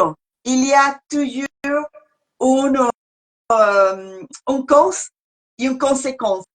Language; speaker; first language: French; non-native, learner; Spanish